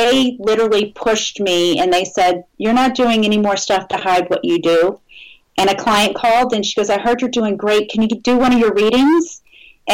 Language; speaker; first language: English; native; English